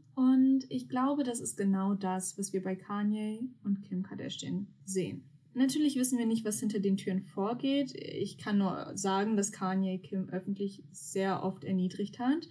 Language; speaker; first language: German; early bilingual, other home language; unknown